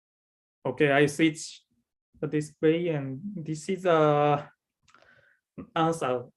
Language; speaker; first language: English; non-native, learner; Japanese